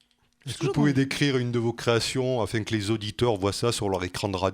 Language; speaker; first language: French; native; French